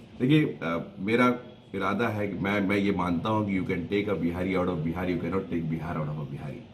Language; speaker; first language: Hindi; native; Hindi